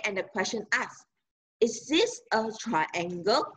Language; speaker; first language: English; non-native, local second language; Chinese